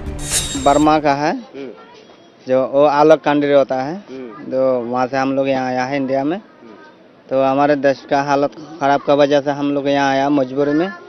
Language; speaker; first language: Hindi; non-native, fluent; Rohingya